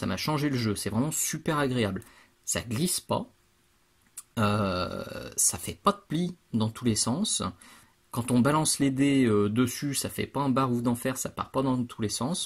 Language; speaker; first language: French; native; French